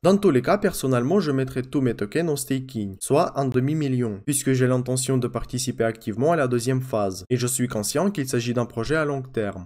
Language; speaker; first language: French; non-native, fluent; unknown